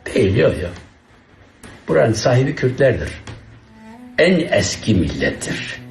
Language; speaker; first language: Turkish; non-native, local second language; Kurdish